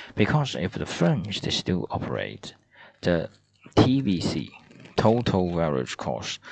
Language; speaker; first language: English; non-native, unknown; Chinese